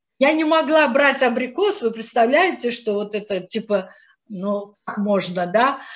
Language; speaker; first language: Russian; non-native, local second language; Azerbaijani